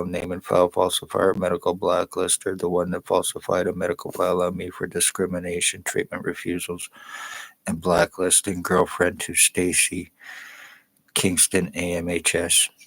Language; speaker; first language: English; native; English